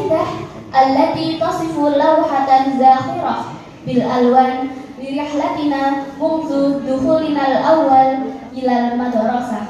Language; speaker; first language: Arabic; non-native, learner; Indonesian